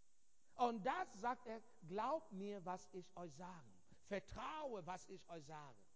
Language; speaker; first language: German; non-native, fluent; Igbo